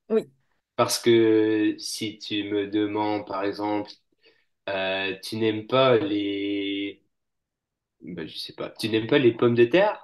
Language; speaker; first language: French; non-native, fluent; English